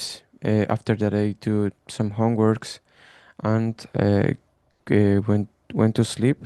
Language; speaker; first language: English; non-native, learner; Spanish